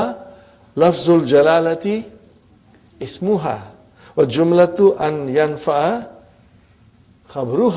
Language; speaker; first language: Arabic; non-native, fluent; Tamil